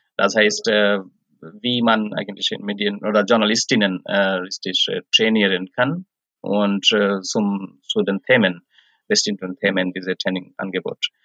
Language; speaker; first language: German; non-native, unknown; Bangla